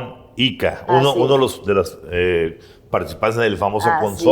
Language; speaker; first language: Spanish; native; Spanish